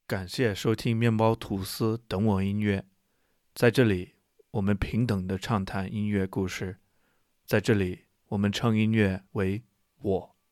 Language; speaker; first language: Chinese; non-native, fluent; English